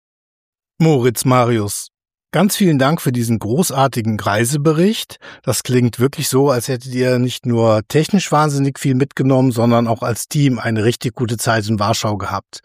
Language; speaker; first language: German; native; German